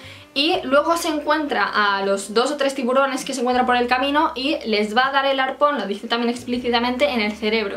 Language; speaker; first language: Spanish; native; Spanish